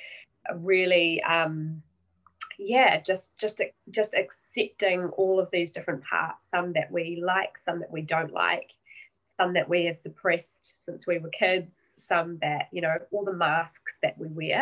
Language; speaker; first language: English; native; English